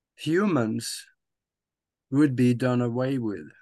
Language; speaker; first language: English; non-native, fluent; Norwegian